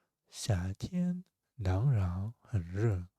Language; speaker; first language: Chinese; non-native, fluent; Russian